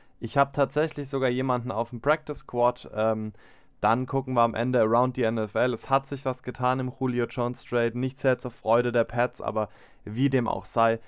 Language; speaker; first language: German; native; German